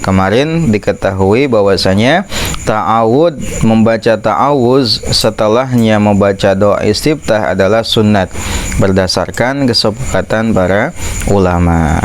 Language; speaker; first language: Indonesian; non-native, local second language; Sundanese